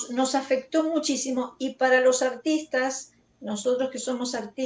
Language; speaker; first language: Spanish; native; Spanish